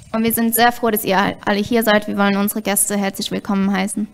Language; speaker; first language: German; native; German